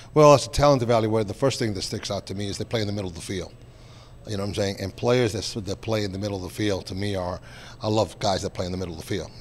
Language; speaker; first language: English; native; English